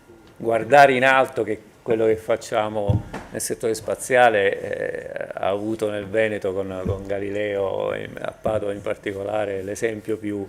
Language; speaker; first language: Italian; native; Italian